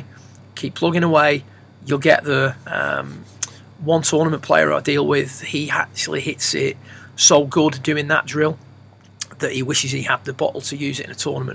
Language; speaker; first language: English; native; English